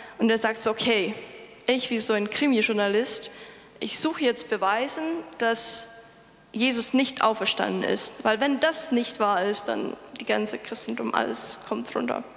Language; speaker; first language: German; non-native, fluent; Lithuanian